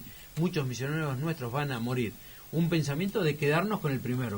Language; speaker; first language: Spanish; native; Spanish